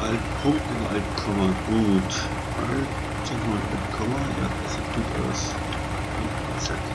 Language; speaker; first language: German; native; German